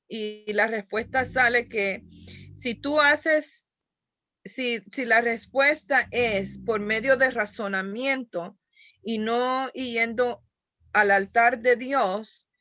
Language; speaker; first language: Spanish; early bilingual, heritage; Spanish